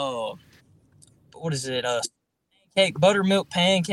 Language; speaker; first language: English; native; English